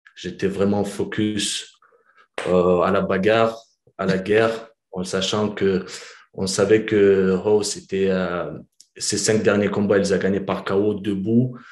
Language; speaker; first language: French; early bilingual, other home language; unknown